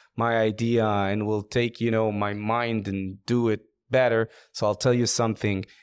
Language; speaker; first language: English; non-native, fluent; Hebrew